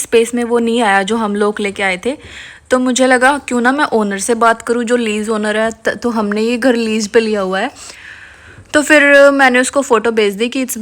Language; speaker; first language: Hindi; native; Hindi